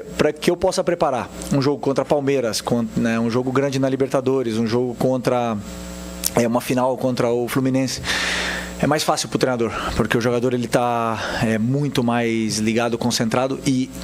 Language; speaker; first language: Portuguese; native; Portuguese